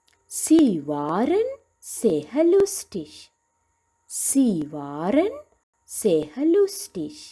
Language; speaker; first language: German; non-native, fluent; Sinhala